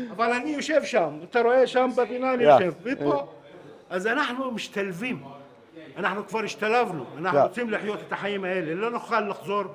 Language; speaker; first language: Hebrew; non-native, local second language; Arabic